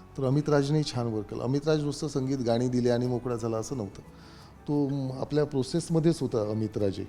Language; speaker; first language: Marathi; native; Marathi